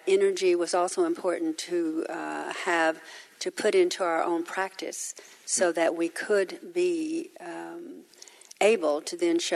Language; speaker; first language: English; non-native, fluent; Uzbek